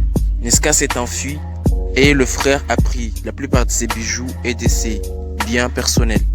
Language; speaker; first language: French; native; French